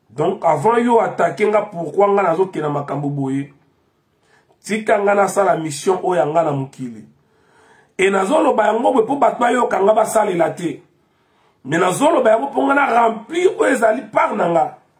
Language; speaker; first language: Lingala; non-native, local second language; Kongo